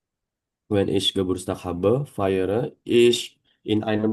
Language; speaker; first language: German; non-native, learner; Indonesian